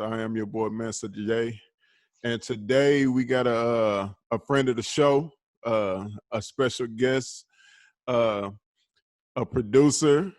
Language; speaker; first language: English; native; English